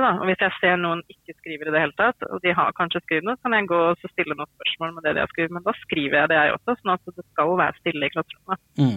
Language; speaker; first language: Norwegian; native; Norwegian